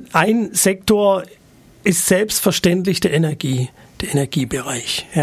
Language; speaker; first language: German; native; German